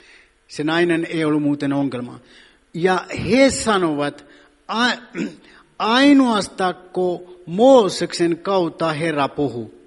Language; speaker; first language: Finnish; non-native, fluent; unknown